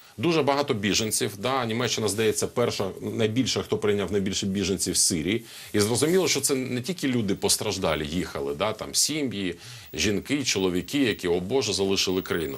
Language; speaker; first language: Ukrainian; non-native, local second language; Russian